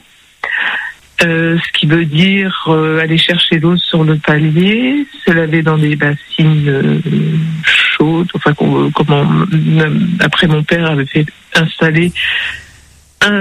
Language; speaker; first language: French; early bilingual, other home language; Spanish